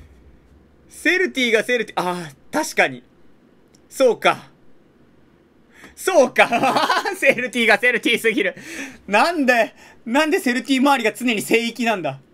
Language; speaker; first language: Japanese; native; Japanese